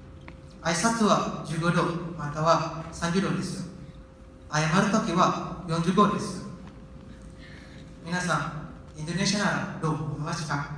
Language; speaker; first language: Japanese; non-native, learner; Indonesian